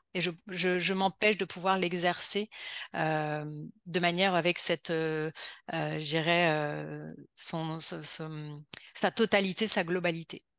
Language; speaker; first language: French; native; French